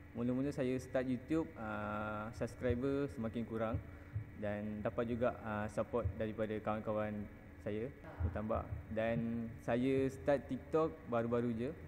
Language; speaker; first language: Malay; non-native, local second language; Tamil